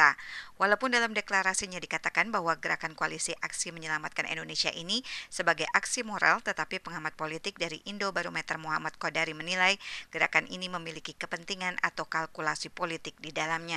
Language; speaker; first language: Indonesian; native; Indonesian